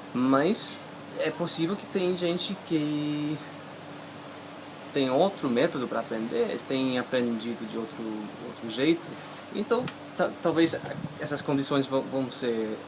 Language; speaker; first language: Portuguese; non-native, fluent; English